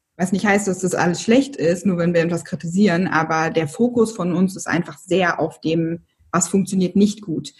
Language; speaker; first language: German; native; German